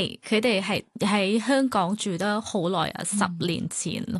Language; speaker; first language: Cantonese; non-native, fluent; Thai